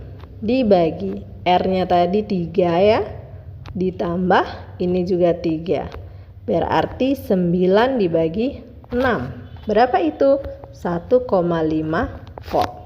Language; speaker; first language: Indonesian; native; Indonesian